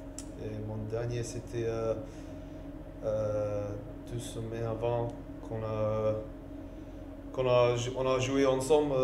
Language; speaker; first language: French; non-native, learner; English